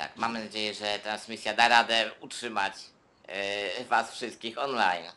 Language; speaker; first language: Polish; native; Polish